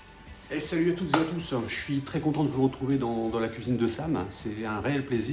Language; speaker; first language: French; native; French